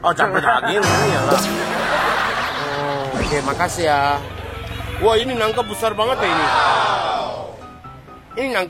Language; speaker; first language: Indonesian; non-native, learner; Japanese